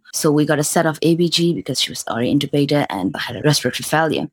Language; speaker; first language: English; non-native, fluent; Burmese